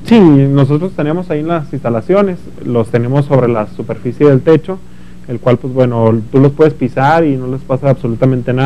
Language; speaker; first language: Spanish; native; Spanish